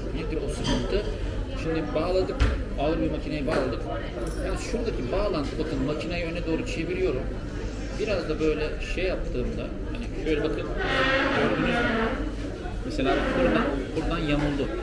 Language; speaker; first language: Turkish; native; Turkish